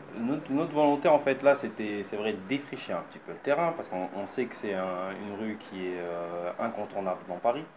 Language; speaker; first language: French; native; French